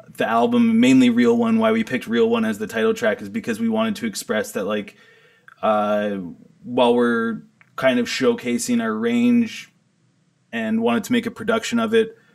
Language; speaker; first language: English; native; English